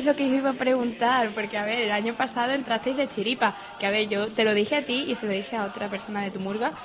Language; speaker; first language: Spanish; native; Spanish